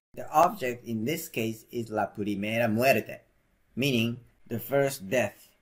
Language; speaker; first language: English; non-native, fluent; Japanese